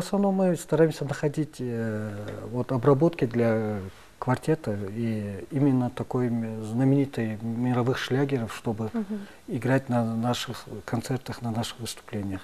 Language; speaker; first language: Russian; non-native, local second language; Tajik